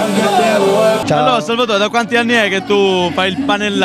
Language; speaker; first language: Italian; native; Italian